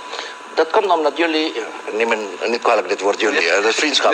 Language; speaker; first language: Dutch; non-native, local second language; Javanese